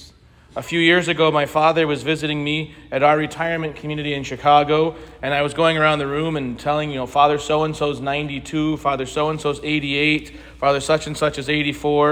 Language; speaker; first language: English; native; English